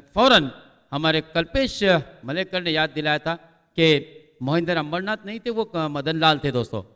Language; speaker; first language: Hindi; non-native, local second language; Marathi